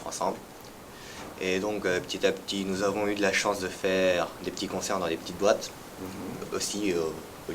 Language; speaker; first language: French; early bilingual, heritage; French